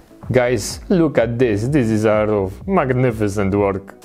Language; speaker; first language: English; non-native, fluent; Polish